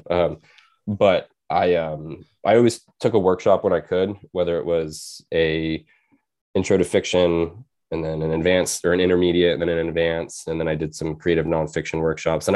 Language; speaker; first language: English; native; English